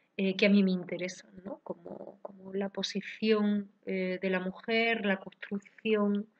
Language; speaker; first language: Spanish; native; Spanish